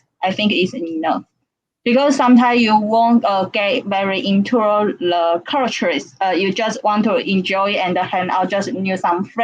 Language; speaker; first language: English; non-native, learner; Chinese